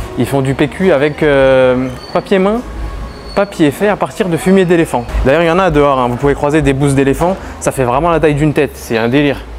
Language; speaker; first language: French; native; French